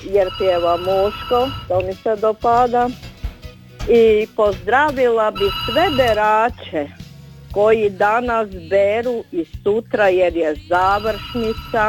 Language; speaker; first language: Serbian; native; Serbian